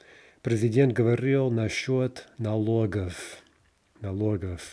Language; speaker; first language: Russian; non-native, fluent; English